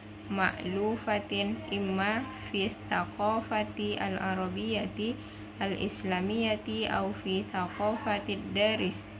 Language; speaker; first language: Arabic; non-native, learner; Indonesian